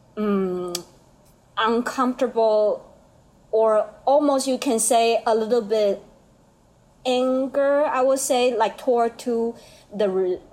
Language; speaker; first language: English; non-native, learner; Chinese